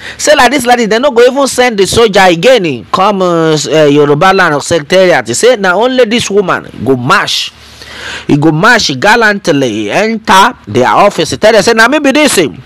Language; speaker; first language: Nigerian Pidgin; non-native, local second language; Yoruba